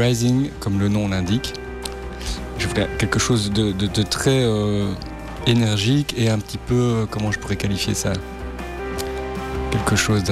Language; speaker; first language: French; native; French